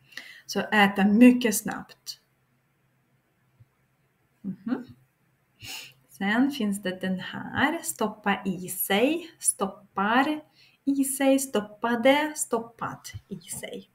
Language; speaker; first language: Swedish; non-native, fluent; Russian